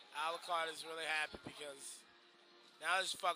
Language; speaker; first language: English; native; English